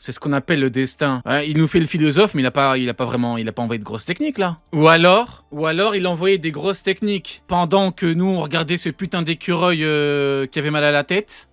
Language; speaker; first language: French; native; French